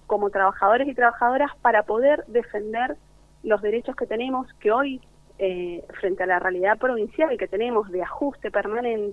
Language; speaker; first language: Spanish; native; Spanish